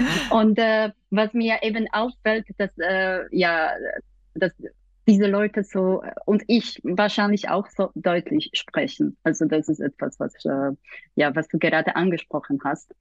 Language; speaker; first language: German; non-native, fluent; Polish